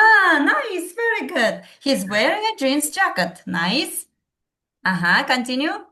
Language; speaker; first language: English; non-native, fluent; Kazakh